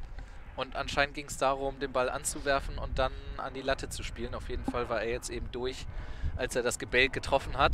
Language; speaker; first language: German; native; German